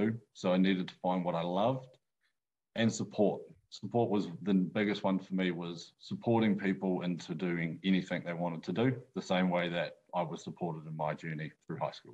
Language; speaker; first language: English; native; English